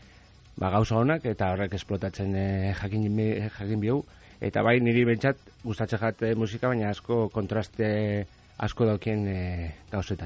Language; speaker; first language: Basque; native; Basque